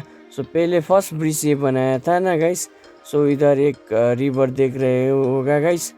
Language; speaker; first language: Hindi; non-native, local second language; Nepali